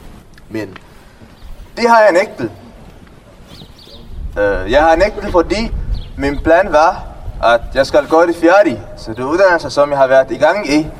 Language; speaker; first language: Danish; non-native, learner; Tigrinya